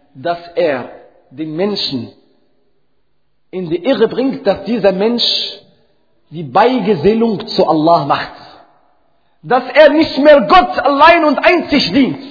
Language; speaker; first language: German; non-native, fluent; Arabic